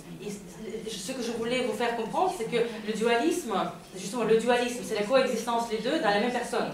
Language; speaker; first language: French; non-native, fluent; Russian